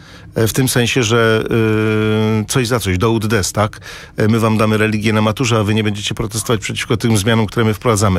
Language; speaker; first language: Polish; native; Polish